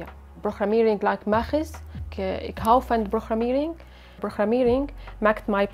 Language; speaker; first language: Dutch; non-native, learner; Arabic